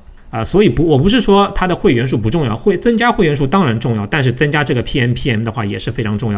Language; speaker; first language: Chinese; native; Chinese